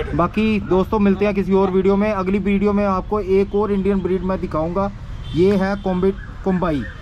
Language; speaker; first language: Hindi; native; Hindi